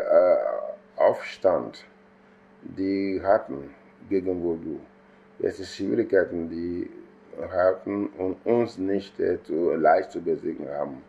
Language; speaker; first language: German; non-native, fluent; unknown